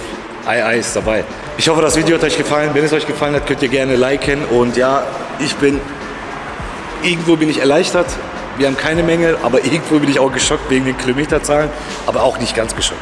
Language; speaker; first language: German; native; German